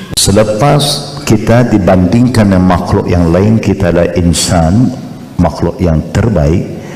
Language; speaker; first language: Malay; non-native, local second language; Chinese